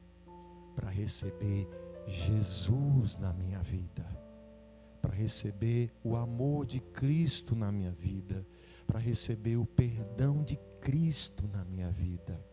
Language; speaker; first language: Portuguese; native; Portuguese